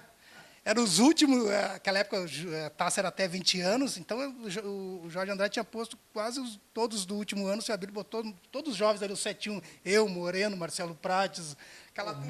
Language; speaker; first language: Portuguese; native; Portuguese